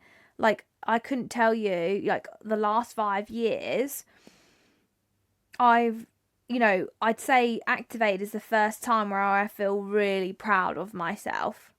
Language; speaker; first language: English; native; English